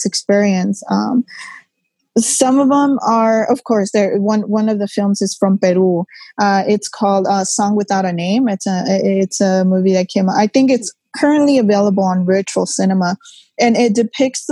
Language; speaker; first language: English; native; English